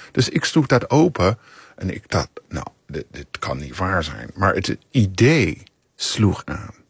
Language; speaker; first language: Dutch; non-native, fluent; English